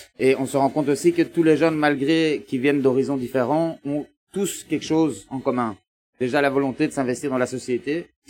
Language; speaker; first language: French; native; French